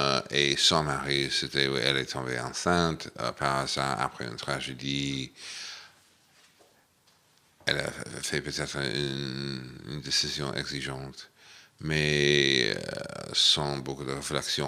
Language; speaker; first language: French; non-native, fluent; English